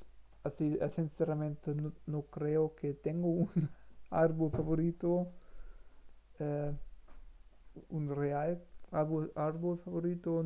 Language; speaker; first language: Spanish; non-native, learner; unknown